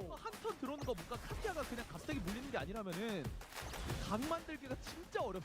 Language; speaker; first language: Korean; native; Korean